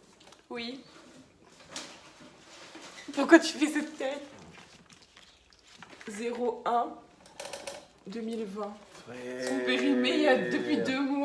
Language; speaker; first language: French; native; French